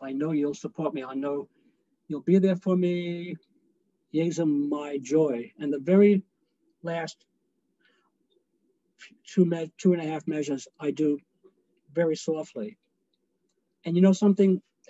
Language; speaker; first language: English; native; English